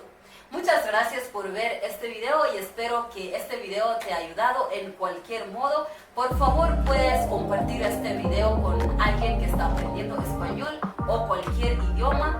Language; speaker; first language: Spanish; non-native, learner; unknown